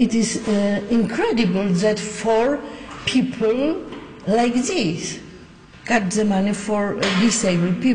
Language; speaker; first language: English; non-native, learner; Polish